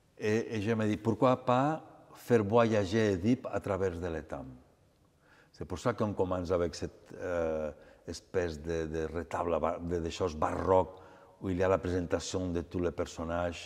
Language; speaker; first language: French; non-native, fluent; Catalan